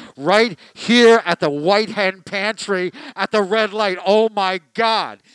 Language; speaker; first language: English; native; English